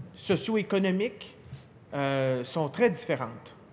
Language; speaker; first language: French; native; French